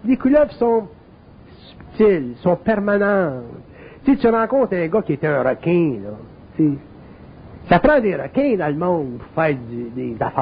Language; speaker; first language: French; native; French